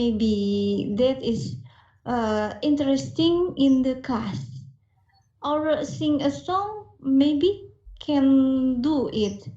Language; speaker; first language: English; non-native, learner; Indonesian